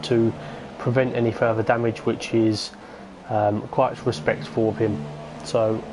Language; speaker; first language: English; native; English